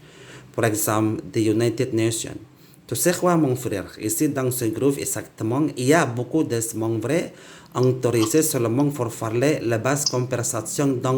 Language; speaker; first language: French; non-native, learner; Indonesian